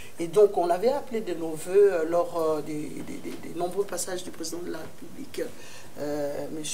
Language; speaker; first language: French; non-native, local second language; Lingala